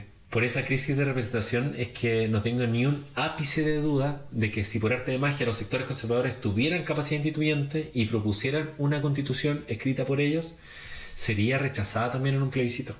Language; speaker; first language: Spanish; native; Spanish